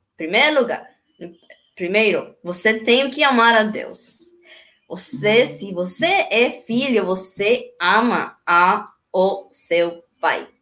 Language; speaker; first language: Portuguese; non-native, learner; Spanish